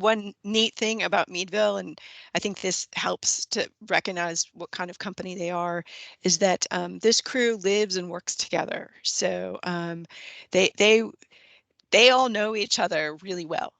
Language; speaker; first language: English; native; English